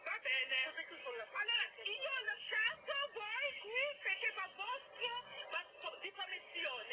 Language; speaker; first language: Italian; non-native, learner; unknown